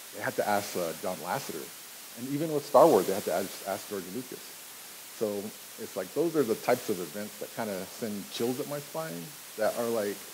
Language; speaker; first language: English; native; English